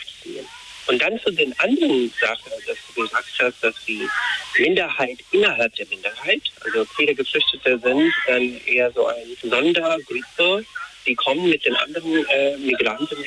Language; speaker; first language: German; non-native, fluent; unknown